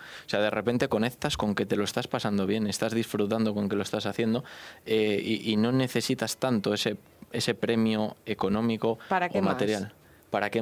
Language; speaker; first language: Spanish; native; Spanish